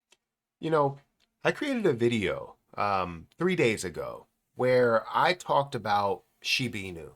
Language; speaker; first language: English; native; English